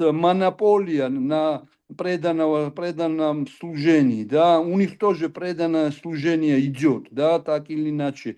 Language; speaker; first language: Russian; non-native, local second language; Georgian